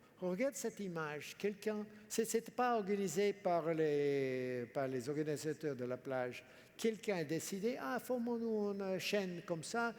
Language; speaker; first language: French; non-native, fluent; English